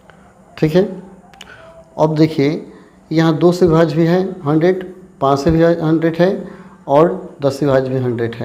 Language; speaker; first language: Hindi; native; Hindi